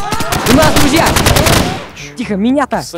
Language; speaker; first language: Russian; native; Russian